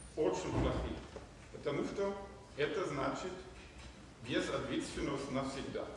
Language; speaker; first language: Russian; non-native, fluent; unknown